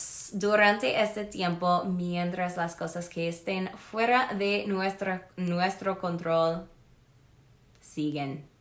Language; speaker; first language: Spanish; non-native, fluent; English